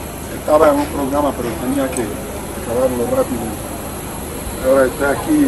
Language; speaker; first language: Spanish; non-native, learner; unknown